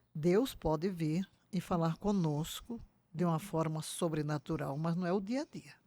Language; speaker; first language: Portuguese; native; Portuguese